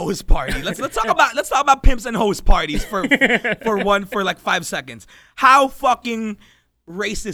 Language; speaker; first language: English; non-native, local second language; Filipino